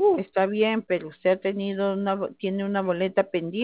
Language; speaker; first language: Spanish; native; Spanish